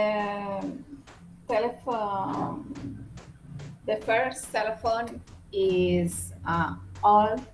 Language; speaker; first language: English; non-native, learner; Spanish